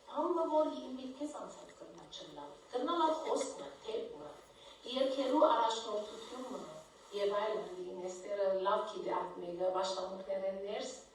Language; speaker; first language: Armenian; native; Armenian